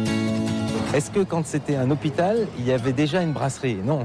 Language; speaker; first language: French; native; French